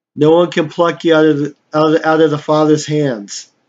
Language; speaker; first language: English; native; English